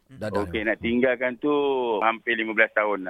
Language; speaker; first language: Malay; native; Malay